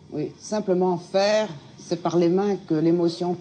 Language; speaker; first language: French; native; French